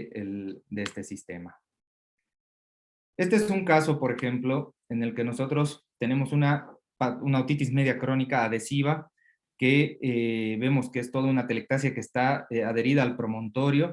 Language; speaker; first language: Spanish; native; Spanish